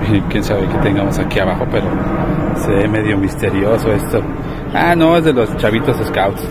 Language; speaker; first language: Spanish; native; Spanish